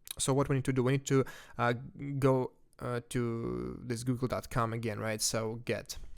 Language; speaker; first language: English; non-native, fluent; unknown